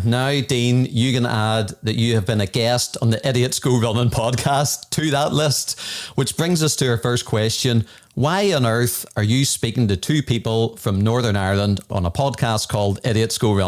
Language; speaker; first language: English; native; English